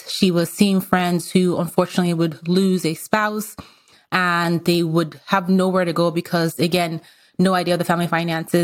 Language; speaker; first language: English; non-native, local second language; Yoruba